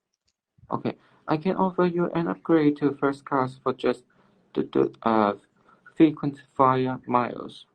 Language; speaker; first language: English; non-native, learner; Cantonese